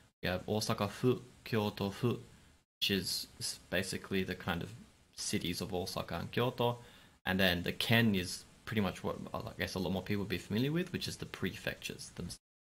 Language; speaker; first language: English; native; English